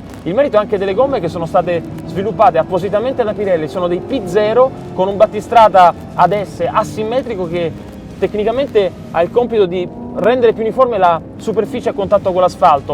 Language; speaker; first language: Italian; native; Italian